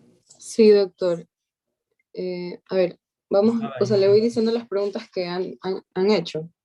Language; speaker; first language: Spanish; native; Spanish